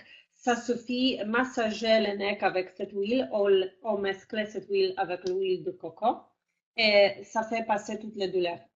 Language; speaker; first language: French; non-native, fluent; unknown